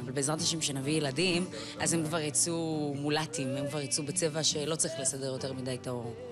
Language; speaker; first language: Hebrew; native; Hebrew